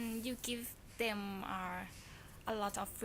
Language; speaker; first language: English; non-native, learner; Thai